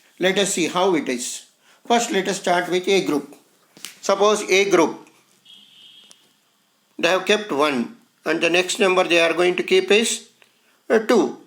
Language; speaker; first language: English; non-native, local second language; Telugu